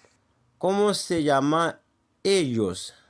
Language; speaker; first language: Spanish; non-native, learner; Haitian Creole